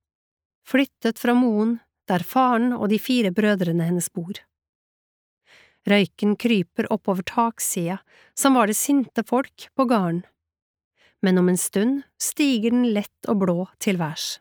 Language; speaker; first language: Norwegian; native; Norwegian